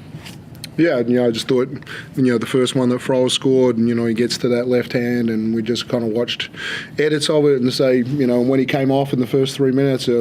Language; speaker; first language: English; native; English